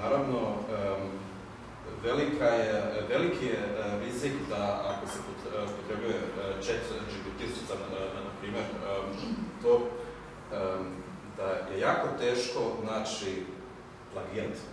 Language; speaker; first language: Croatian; early bilingual, heritage; German